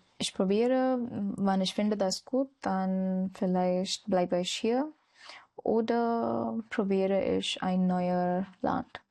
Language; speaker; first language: German; non-native, learner; Marathi